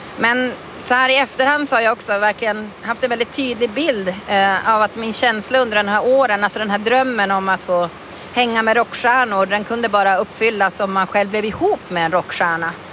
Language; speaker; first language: Swedish; native; Swedish